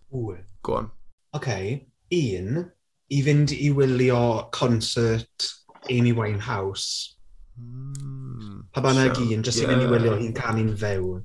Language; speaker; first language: Welsh; native; Welsh